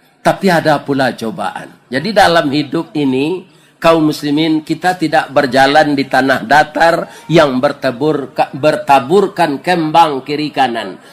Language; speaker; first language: Malay; non-native, local second language; Minangkabau